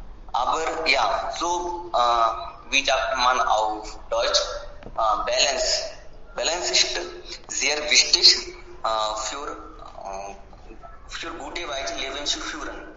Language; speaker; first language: German; non-native, learner; Hindi